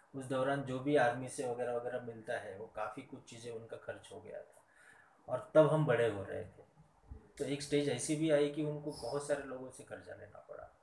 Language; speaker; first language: Hindi; non-native, local second language; Marathi